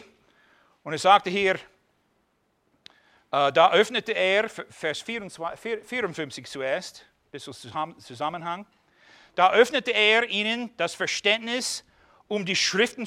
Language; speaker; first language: German; non-native, fluent; English